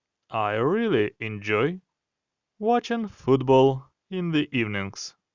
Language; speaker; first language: English; non-native, fluent; Ukrainian